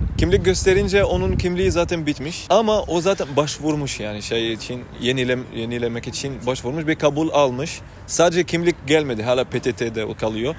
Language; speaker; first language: Turkish; non-native, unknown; Arabic